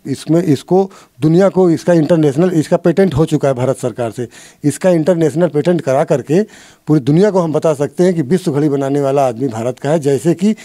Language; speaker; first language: Hindi; native; Hindi